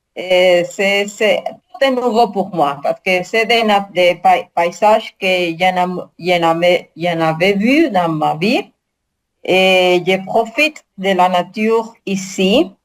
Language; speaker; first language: French; non-native, learner; Spanish